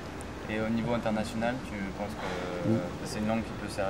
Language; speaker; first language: French; native; French